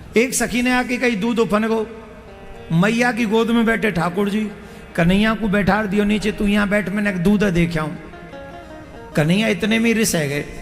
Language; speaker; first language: Hindi; native; Hindi